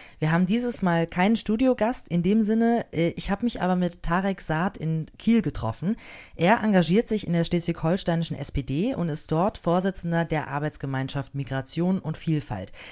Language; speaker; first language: German; native; German